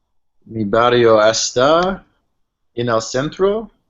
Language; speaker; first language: Spanish; non-native, learner; English